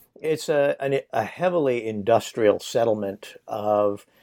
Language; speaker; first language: English; native; English